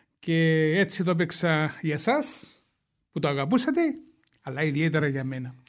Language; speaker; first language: Greek; early bilingual, heritage; Greek